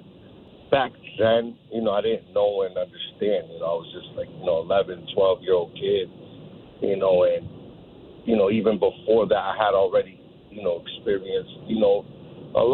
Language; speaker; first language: English; native; English